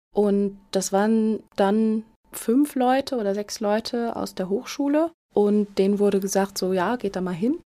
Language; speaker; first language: German; native; German